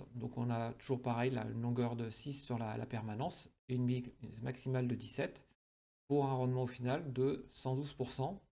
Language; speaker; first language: French; native; French